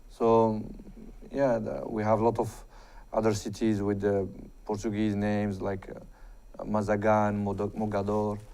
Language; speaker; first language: English; non-native, fluent; Arabic